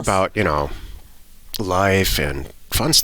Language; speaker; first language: English; native; English